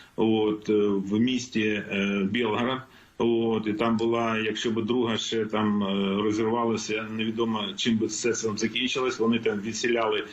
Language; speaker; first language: Ukrainian; non-native, local second language; Russian